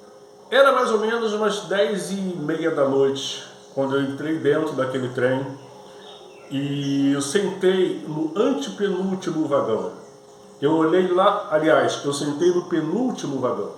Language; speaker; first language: Portuguese; native; Portuguese